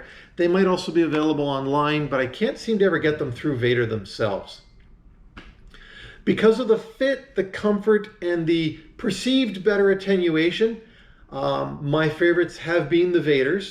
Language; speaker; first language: English; native; English